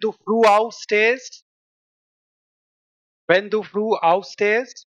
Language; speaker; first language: German; non-native, fluent; Hindi